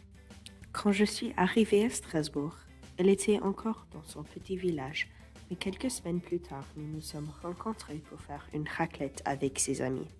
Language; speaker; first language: French; non-native, fluent; English